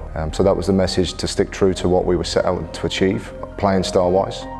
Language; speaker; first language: English; native; English